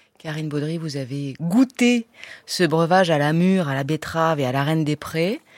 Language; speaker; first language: French; native; French